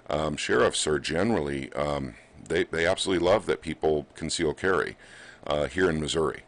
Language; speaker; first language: English; native; English